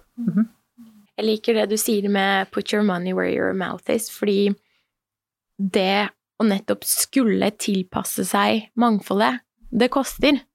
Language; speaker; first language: Norwegian; early bilingual, other home language; Persian